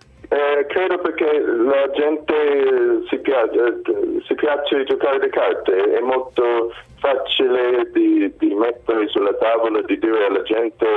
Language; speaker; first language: Italian; non-native, fluent; Swedish